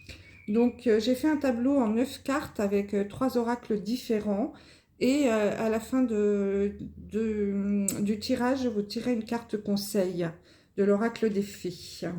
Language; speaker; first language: French; native; French